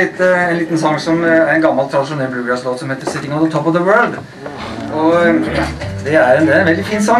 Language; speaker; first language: Norwegian; native; Norwegian